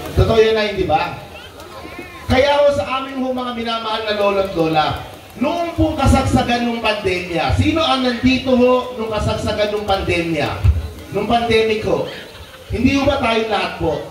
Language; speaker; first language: Filipino; native; Filipino